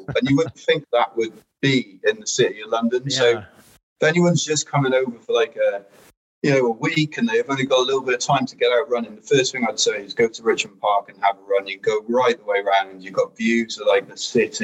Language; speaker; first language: English; native; English